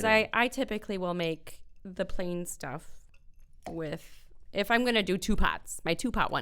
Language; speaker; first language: English; native; English